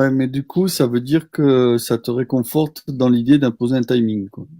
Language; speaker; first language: French; native; French